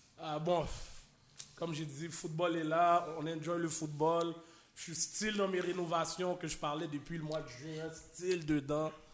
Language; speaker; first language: French; native; French